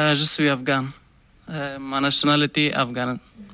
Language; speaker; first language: French; non-native, learner; Persian